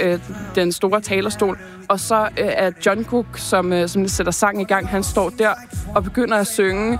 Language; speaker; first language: Danish; native; Danish